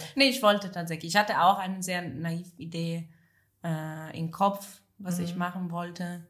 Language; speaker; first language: German; non-native, fluent; Italian